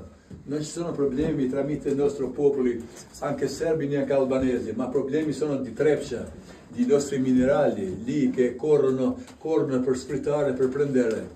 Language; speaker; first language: Italian; non-native, learner; Albanian